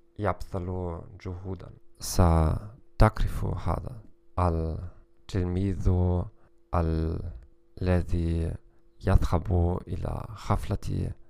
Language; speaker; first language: Arabic; non-native, learner; German